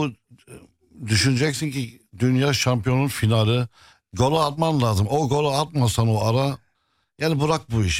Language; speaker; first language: Turkish; early bilingual, heritage; Turkish